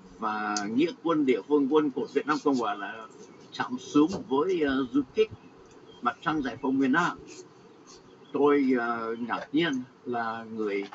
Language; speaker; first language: Vietnamese; non-native, fluent; English